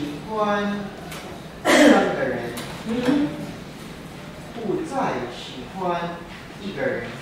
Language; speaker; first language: Chinese; non-native, learner; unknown